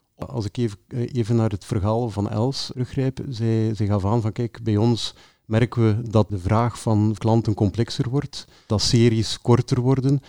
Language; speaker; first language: Dutch; native; Dutch